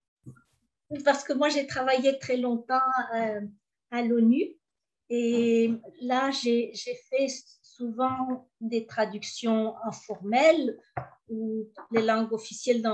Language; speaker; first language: French; early bilingual, heritage; French